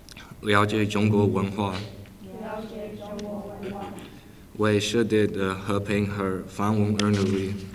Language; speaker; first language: Chinese; non-native, learner; English